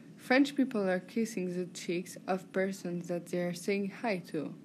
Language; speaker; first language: English; non-native, learner; French